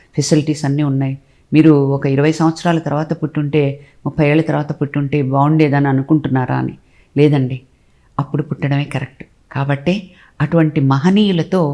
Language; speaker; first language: Telugu; native; Telugu